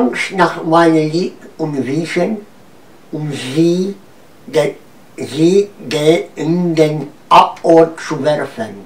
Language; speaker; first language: German; non-native, learner; Romanian